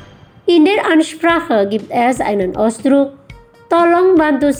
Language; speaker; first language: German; non-native, fluent; Indonesian